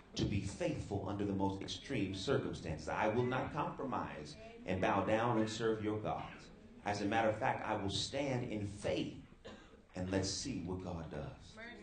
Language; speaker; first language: English; native; English